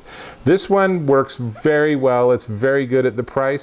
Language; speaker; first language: English; native; English